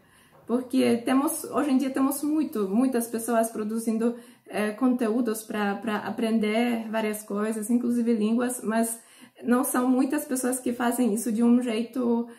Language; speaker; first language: Portuguese; non-native, fluent; Polish